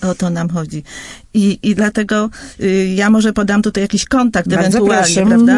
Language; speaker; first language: Polish; native; Polish